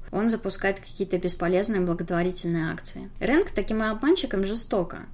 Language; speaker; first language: Russian; native; Russian